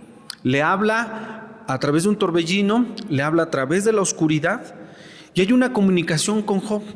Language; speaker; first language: Spanish; native; Spanish